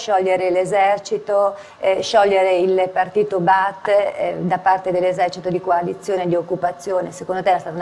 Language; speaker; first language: Italian; native; Italian